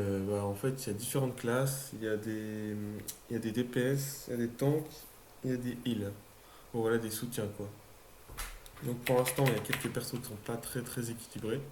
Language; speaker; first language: French; native; French